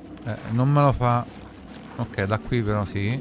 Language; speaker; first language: Italian; native; Italian